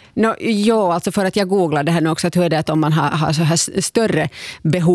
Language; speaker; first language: Swedish; native; Swedish